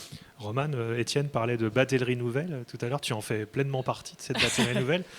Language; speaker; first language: French; native; French